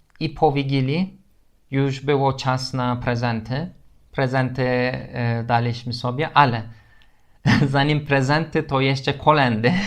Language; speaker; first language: Polish; non-native, learner; Turkish